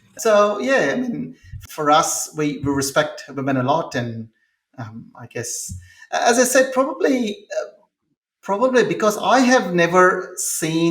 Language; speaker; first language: English; non-native, local second language; Telugu